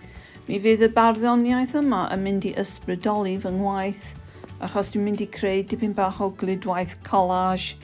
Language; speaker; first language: Welsh; non-native, fluent; English